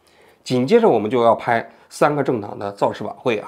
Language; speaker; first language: Chinese; native; Chinese